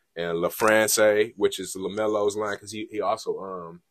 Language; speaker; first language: English; native; English